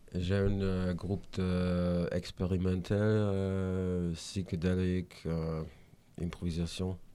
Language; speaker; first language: French; non-native, learner; Latvian